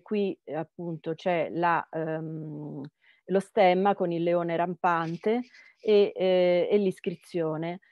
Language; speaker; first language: Italian; native; Italian